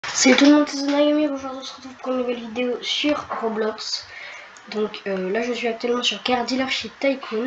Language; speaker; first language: French; native; French